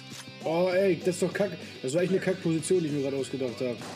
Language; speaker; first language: German; native; German